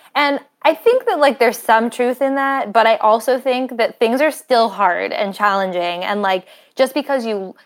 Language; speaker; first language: English; native; English